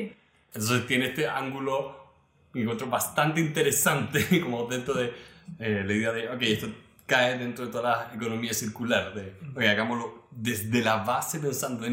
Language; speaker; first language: Spanish; native; Spanish